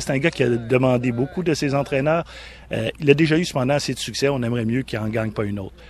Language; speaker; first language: French; native; French